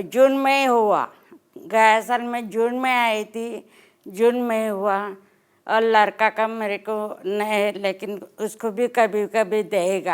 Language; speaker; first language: Hindi; non-native, local second language; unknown